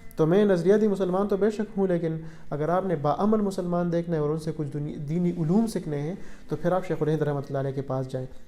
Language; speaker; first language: Urdu; non-native, local second language; Pashto